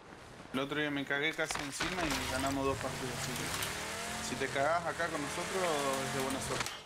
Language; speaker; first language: Spanish; native; Spanish